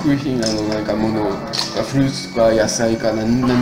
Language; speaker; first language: Japanese; non-native, fluent; French